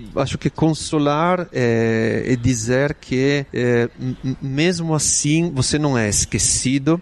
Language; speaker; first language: Portuguese; non-native, fluent; Italian